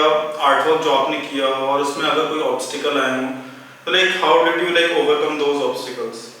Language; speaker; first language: Hindi; native; Hindi